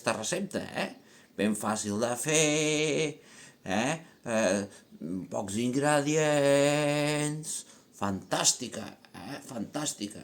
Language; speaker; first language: Catalan; non-native, local second language; Spanish